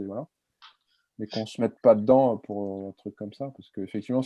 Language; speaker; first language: French; native; French